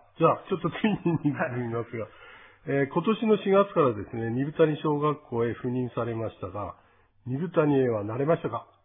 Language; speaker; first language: Japanese; native; Japanese